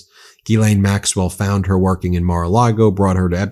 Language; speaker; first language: English; native; English